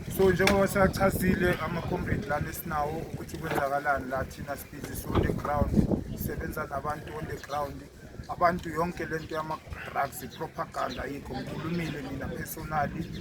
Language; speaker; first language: Zulu; native; Zulu